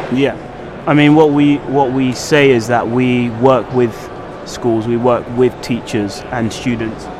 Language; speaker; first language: English; native; English